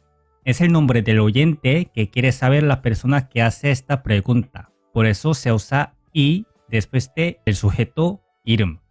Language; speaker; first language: Spanish; non-native, fluent; Korean